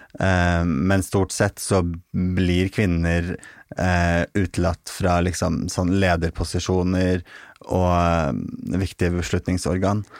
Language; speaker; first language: Norwegian; early bilingual, other home language; Arabic